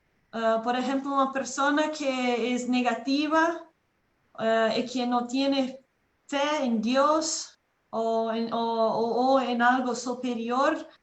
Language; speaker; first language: Spanish; non-native, learner; Portuguese